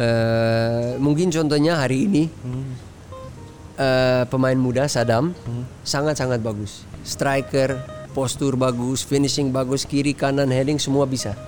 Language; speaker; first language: Indonesian; early bilingual, heritage; Dutch